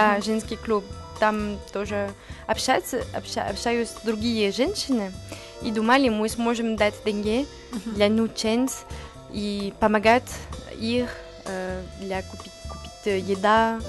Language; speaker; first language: Russian; non-native, learner; French